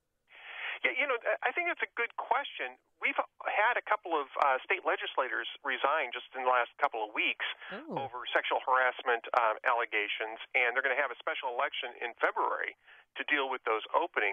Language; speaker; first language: English; native; English